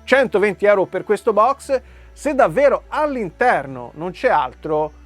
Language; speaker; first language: Italian; native; Italian